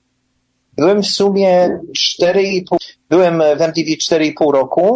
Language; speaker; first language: Polish; early bilingual, heritage; English